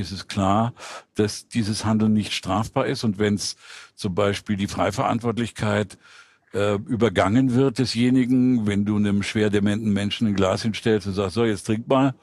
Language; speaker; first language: German; native; German